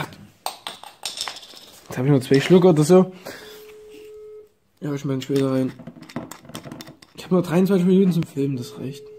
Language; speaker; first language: German; native; German